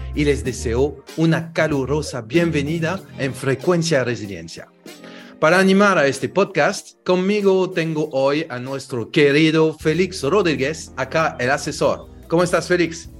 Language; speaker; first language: Spanish; non-native, fluent; French